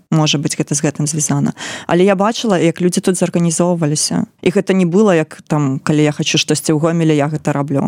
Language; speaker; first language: Belarusian; non-native, local second language; Russian